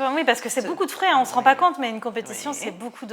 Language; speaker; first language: French; native; French